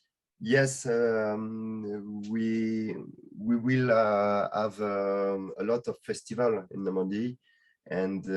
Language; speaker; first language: English; non-native, learner; French